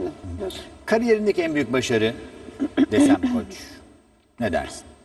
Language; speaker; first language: Turkish; native; Turkish